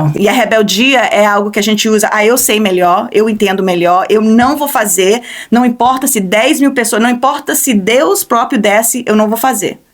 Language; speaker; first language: Portuguese; early bilingual, heritage; Portuguese